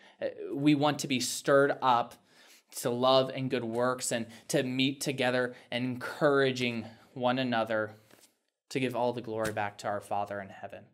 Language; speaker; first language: English; native; English